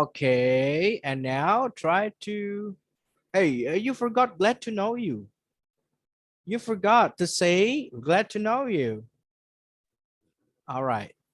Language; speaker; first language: English; non-native, fluent; Indonesian